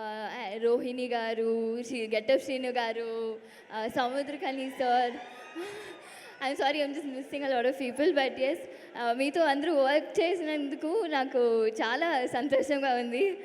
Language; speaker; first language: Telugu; non-native, local second language; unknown